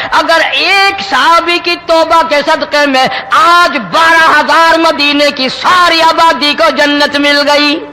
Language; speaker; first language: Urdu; non-native, local second language; Saraiki